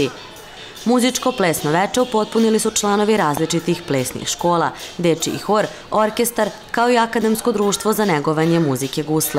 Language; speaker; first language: Serbian; native; Serbian